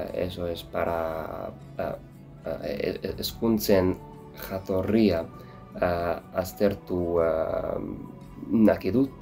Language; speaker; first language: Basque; non-native, learner; Arabic